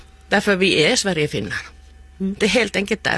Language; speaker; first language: Swedish; non-native, fluent; Finnish